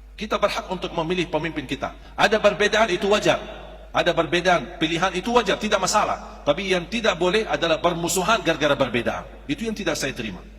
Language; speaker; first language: Indonesian; non-native, fluent; Arabic